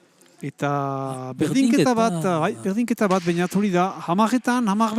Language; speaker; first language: Basque; native; Basque